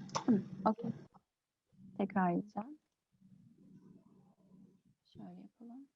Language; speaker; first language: Turkish; native; Turkish